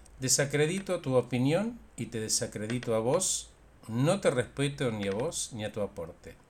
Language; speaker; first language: Spanish; native; Spanish